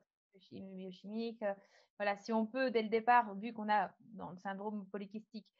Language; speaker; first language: French; native; French